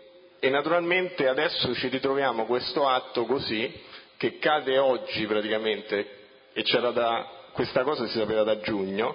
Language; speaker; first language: Italian; native; Italian